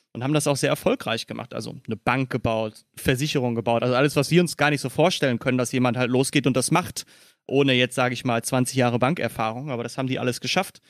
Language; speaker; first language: German; native; German